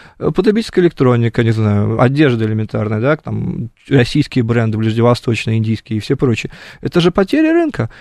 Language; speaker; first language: Russian; native; Russian